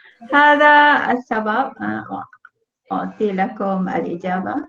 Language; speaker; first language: Arabic; non-native, fluent; Malay